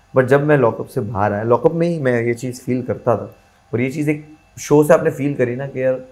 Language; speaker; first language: Hindi; non-native, local second language; Gujarati